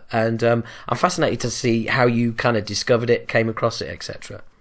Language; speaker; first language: English; native; English